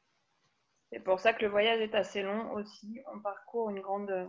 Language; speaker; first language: French; native; French